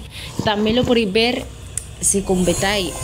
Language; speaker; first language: Spanish; native; Spanish